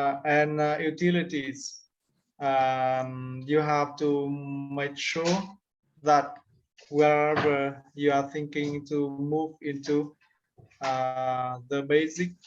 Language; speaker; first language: English; non-native, learner; Vietnamese